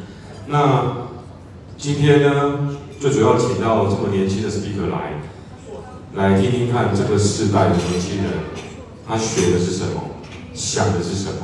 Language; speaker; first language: Chinese; native; Chinese